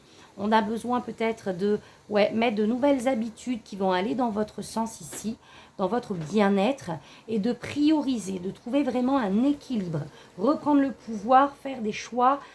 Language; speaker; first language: French; native; French